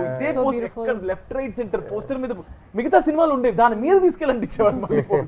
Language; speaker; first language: Telugu; native; Telugu